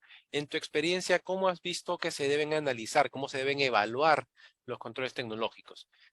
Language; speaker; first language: Spanish; native; Spanish